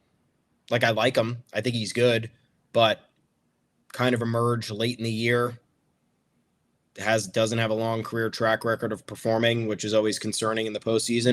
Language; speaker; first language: English; native; English